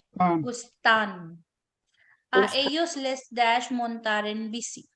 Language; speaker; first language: Spanish; non-native, fluent; Hindi